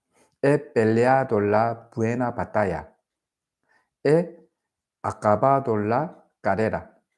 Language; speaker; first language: Spanish; non-native, learner; Korean